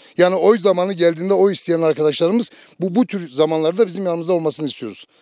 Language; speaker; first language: Turkish; native; Turkish